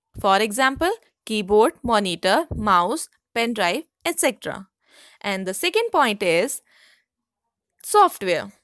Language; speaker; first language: English; non-native, local second language; Hindi